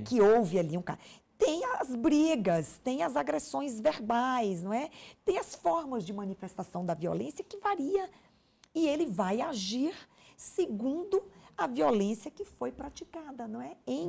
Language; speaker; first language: Portuguese; native; Portuguese